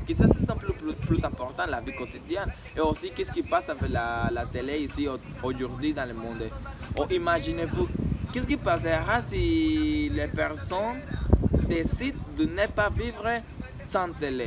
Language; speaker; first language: French; non-native, learner; Spanish